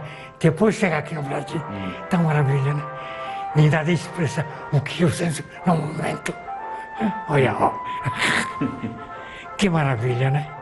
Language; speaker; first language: Portuguese; non-native, learner; Korean